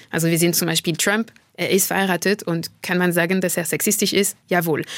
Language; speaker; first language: German; non-native, fluent; French